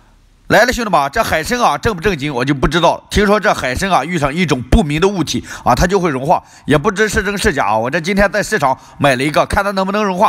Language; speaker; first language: Chinese; native; Chinese